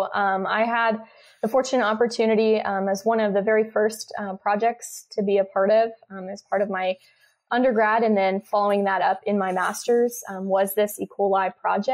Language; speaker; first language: English; native; English